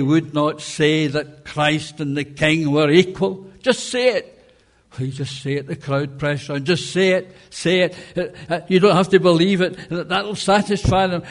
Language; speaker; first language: English; native; English